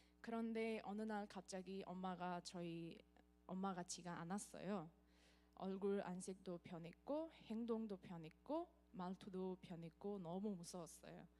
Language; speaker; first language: Korean; non-native, fluent; Nepali